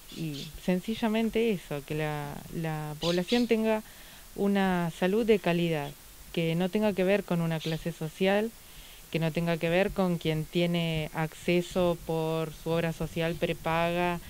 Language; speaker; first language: Spanish; native; Spanish